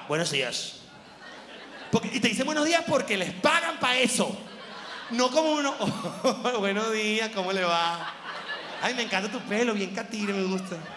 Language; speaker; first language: Spanish; native; Spanish